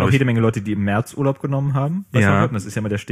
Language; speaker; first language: German; native; German